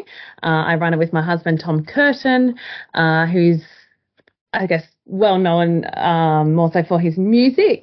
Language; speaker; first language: English; native; English